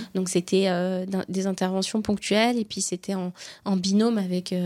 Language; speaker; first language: French; native; French